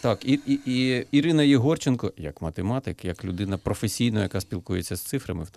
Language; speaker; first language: Ukrainian; native; Ukrainian